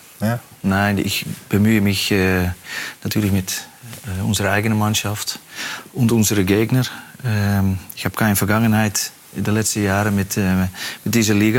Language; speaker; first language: German; non-native, fluent; Dutch